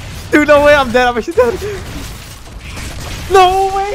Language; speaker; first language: English; early bilingual, other home language; Spanish